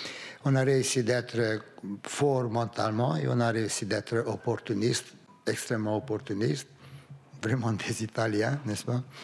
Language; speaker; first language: French; non-native, fluent; Romanian